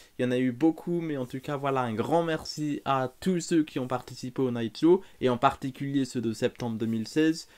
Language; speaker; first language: French; native; French